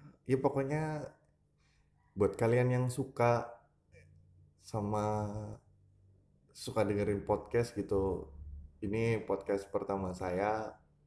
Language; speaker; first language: Indonesian; native; Indonesian